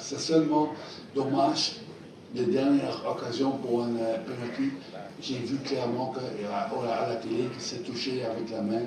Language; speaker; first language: French; non-native, fluent; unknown